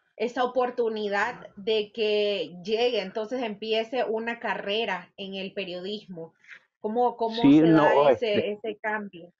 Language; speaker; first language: Spanish; native; Spanish